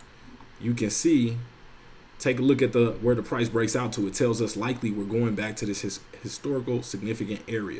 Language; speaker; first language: English; native; English